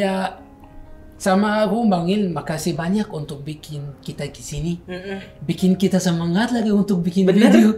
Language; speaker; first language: Indonesian; non-native, learner; Arabic